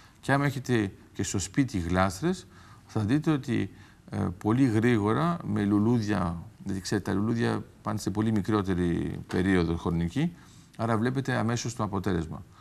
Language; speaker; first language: Greek; early bilingual, heritage; Greek